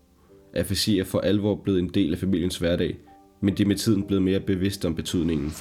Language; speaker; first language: Danish; native; Danish